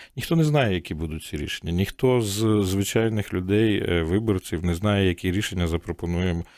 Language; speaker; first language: Ukrainian; native; Ukrainian